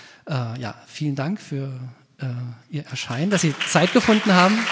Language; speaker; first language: German; native; German